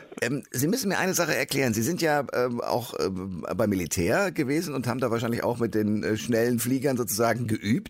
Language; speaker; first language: German; native; German